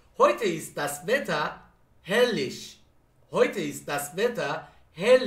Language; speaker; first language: German; non-native, fluent; Persian